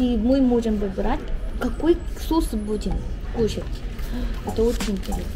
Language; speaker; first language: Russian; non-native, learner; Korean